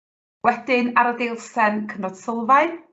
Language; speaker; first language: Welsh; native; Welsh